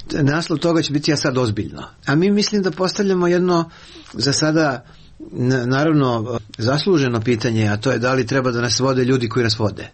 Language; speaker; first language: Serbian; native; Serbian